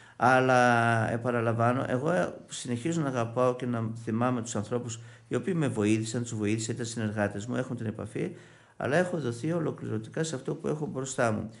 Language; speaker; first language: Greek; native; Greek